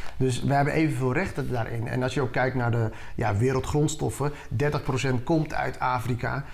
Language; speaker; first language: Dutch; early bilingual, other home language; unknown